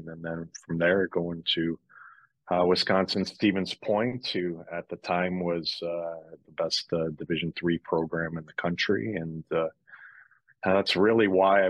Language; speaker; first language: English; native; English